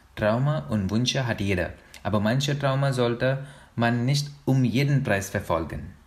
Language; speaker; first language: German; non-native, learner; Hindi